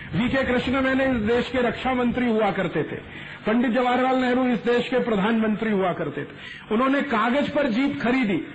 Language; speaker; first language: Hindi; native; Hindi